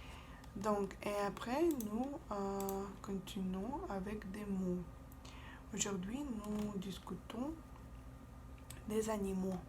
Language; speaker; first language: French; non-native, fluent; Russian